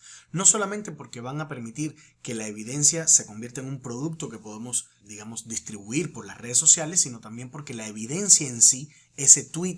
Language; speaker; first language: Spanish; native; Spanish